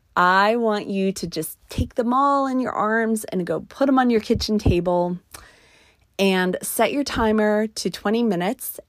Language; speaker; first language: English; native; English